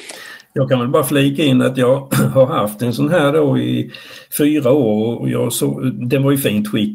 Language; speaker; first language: Swedish; native; Swedish